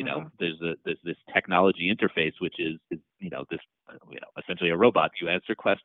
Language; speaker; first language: English; native; English